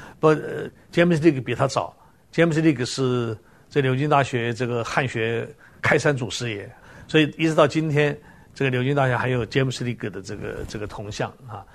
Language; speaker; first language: Chinese; native; Chinese